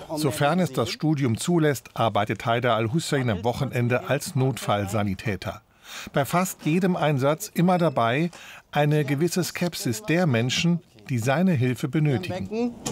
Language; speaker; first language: German; native; German